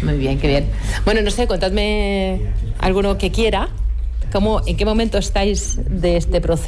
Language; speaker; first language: Spanish; native; Spanish